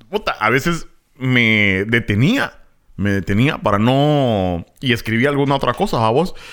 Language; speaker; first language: Spanish; native; Spanish